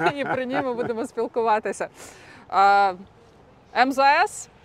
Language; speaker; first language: Ukrainian; native; Ukrainian